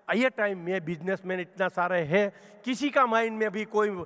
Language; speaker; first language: Hindi; non-native, local second language; Gujarati